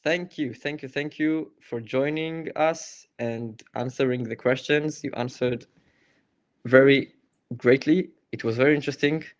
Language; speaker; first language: English; non-native, fluent; Hebrew